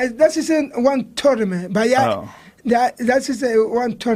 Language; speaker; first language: English; non-native, learner; Spanish